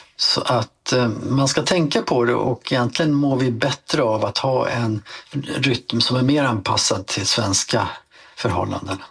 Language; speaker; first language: Swedish; native; Swedish